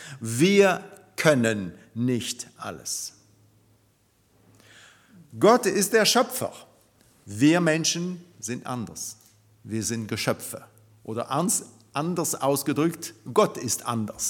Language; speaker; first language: German; non-native, fluent; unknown